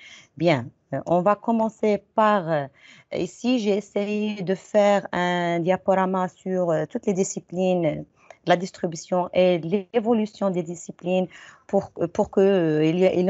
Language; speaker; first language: French; non-native, local second language; Arabic